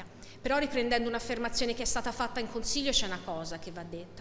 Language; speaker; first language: Italian; native; Italian